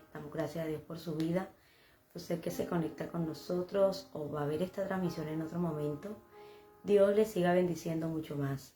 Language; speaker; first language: Spanish; native; Spanish